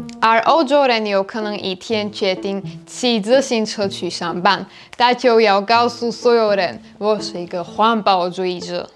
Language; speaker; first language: Chinese; non-native, fluent; Slovak